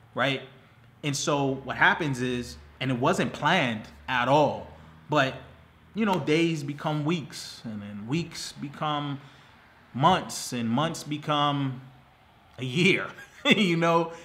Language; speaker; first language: English; native; English